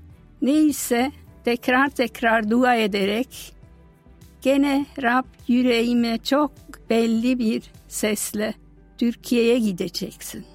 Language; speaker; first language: Turkish; non-native, fluent; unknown